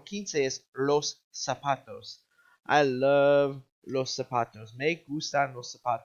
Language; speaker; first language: Spanish; non-native, learner; English